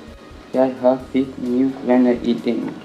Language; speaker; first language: Danish; non-native, learner; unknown